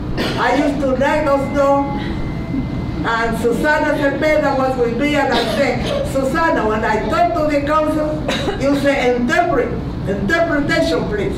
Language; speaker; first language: English; non-native, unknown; Spanish